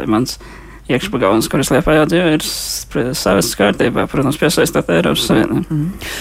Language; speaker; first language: Latvian; native; Latvian